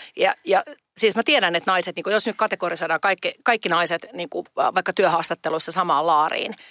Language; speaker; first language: Finnish; native; Finnish